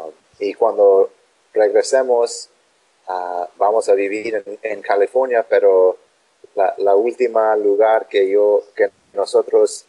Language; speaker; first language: Spanish; non-native, learner; English